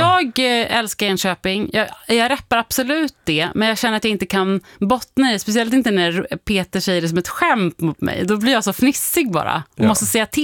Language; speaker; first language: Swedish; native; Swedish